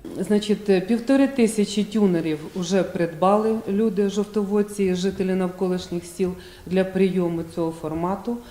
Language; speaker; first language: Ukrainian; native; Ukrainian